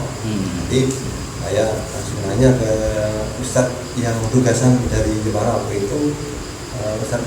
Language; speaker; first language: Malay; non-native, local second language; Javanese